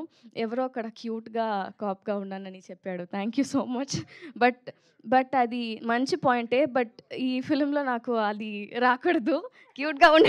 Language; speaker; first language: Telugu; non-native, learner; Tamil